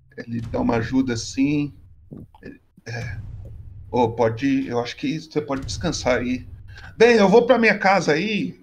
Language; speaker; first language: Portuguese; native; Portuguese